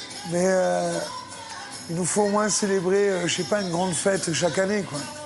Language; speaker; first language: French; native; French